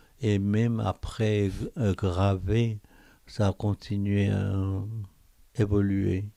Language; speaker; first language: French; non-native, fluent; Korean